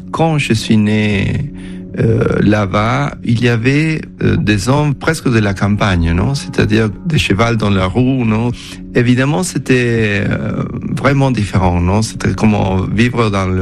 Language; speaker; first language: French; non-native, fluent; Spanish